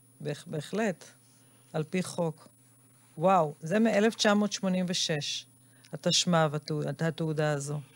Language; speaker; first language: Hebrew; native; Hebrew